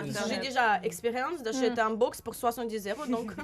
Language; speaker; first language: French; non-native, learner; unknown